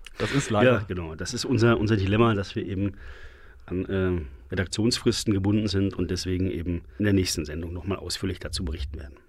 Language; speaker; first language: German; native; German